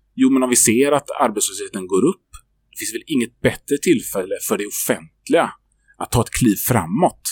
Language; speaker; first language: Swedish; native; Swedish